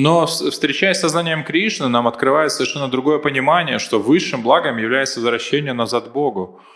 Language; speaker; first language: Russian; native; Russian